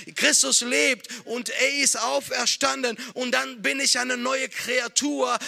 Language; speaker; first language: German; non-native, fluent; Italian